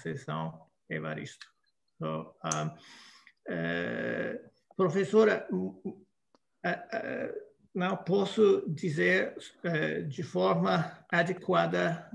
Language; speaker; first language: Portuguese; non-native, fluent; English